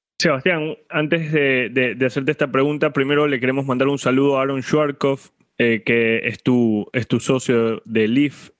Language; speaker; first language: Spanish; native; Spanish